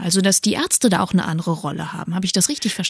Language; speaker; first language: German; native; German